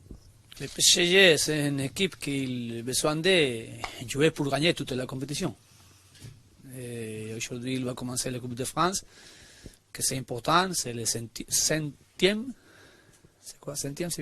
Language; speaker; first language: French; non-native, learner; Spanish